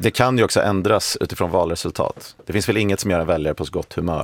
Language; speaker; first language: Swedish; native; Swedish